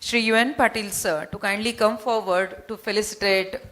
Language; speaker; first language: English; non-native, local second language; Marathi